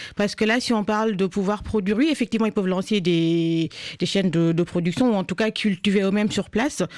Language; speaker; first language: French; non-native, local second language; Wolof